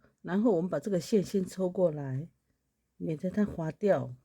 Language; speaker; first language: Chinese; native; Chinese